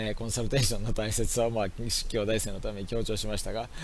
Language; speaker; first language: Japanese; native; Japanese